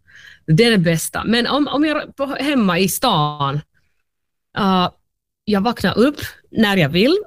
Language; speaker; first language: Swedish; non-native, learner; Finnish